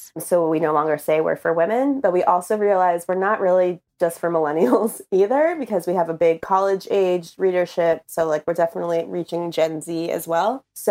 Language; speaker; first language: English; native; English